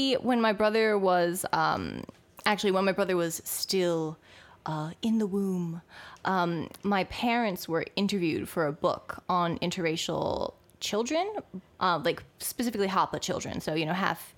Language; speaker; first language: English; native; English